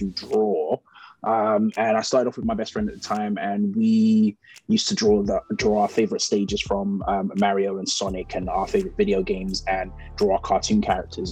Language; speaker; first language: English; native; English